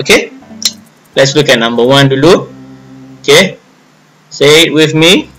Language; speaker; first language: English; non-native, local second language; Malay